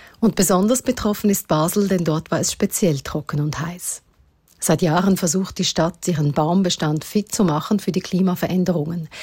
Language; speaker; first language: German; native; German